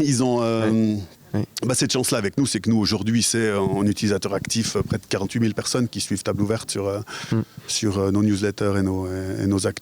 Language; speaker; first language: French; native; French